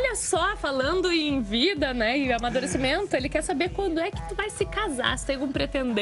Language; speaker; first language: Portuguese; native; Portuguese